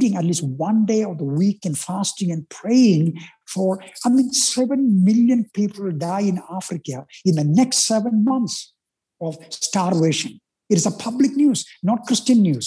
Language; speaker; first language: English; non-native, local second language; Malayalam